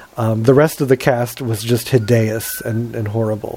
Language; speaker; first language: English; native; English